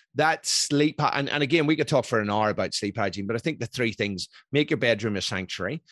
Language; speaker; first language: English; native; English